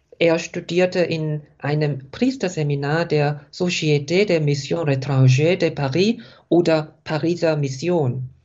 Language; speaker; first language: German; non-native, fluent; Korean